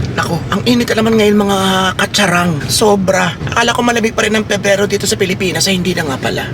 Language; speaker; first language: Filipino; native; Filipino